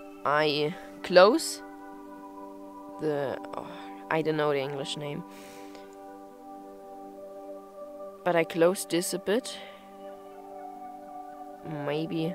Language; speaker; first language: English; non-native, fluent; German